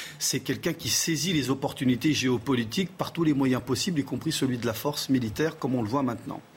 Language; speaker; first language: French; early bilingual, other home language; Portuguese